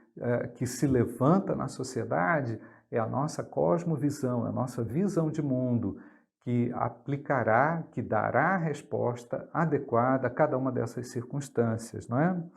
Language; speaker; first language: Portuguese; native; Portuguese